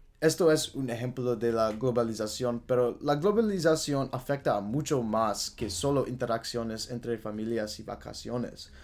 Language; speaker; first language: Spanish; non-native, learner; English